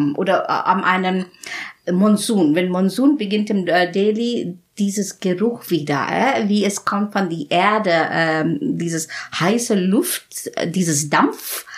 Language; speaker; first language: German; non-native, fluent; Bangla